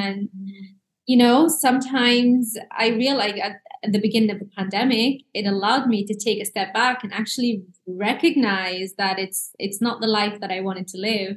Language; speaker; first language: English; early bilingual, other home language; Arabic